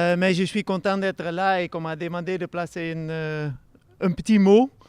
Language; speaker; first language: French; non-native, fluent; Dutch